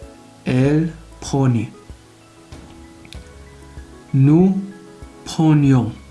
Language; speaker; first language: French; non-native, local second language; Arabic